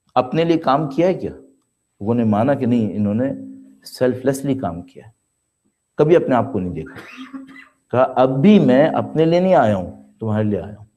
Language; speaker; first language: Urdu; native; Urdu